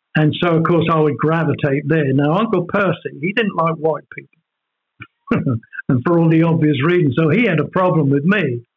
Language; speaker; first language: English; native; English